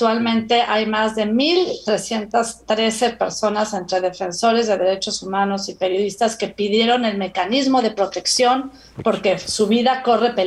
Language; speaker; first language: Spanish; native; Spanish